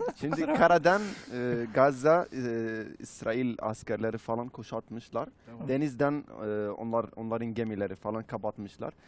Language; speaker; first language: Turkish; non-native, fluent; Arabic